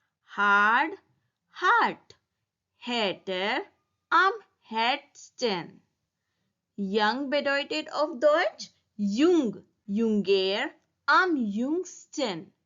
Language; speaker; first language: German; non-native, learner; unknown